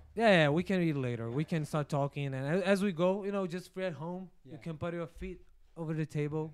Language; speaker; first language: English; non-native, fluent; Portuguese